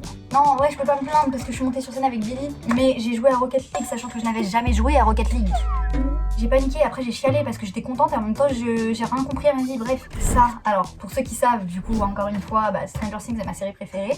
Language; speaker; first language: French; native; French